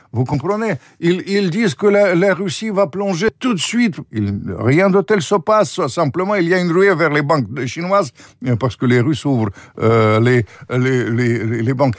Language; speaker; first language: French; non-native, fluent; Russian